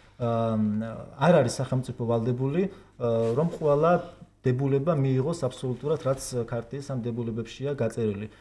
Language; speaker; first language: Georgian; non-native, local second language; Kurdish